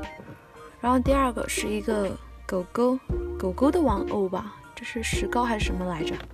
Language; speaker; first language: Chinese; native; Chinese